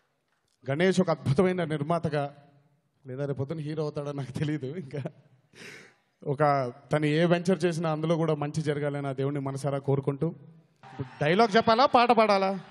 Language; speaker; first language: Telugu; native; Telugu